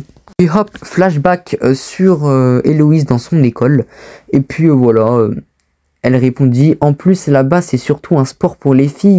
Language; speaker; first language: French; native; French